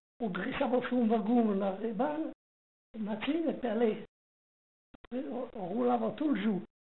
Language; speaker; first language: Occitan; native; Occitan